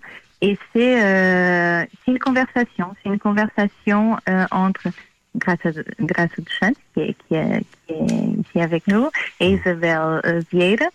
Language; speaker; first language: French; non-native, fluent; Portuguese